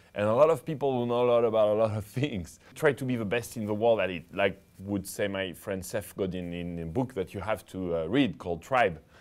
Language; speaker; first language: English; non-native, fluent; French